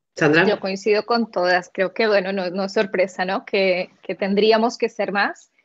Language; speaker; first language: Spanish; native; Spanish